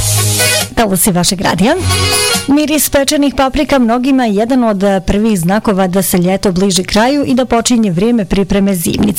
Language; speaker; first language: Bosnian; native; Bosnian